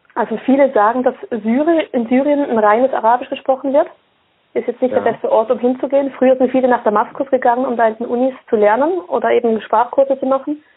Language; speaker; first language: German; early bilingual, other home language; Swiss German